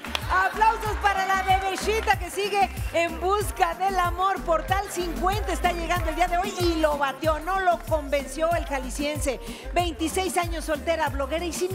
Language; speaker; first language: Spanish; native; Spanish